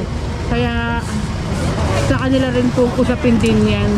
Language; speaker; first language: Filipino; native; Filipino